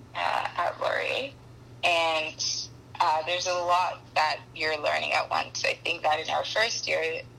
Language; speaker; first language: English; non-native, local second language; Akan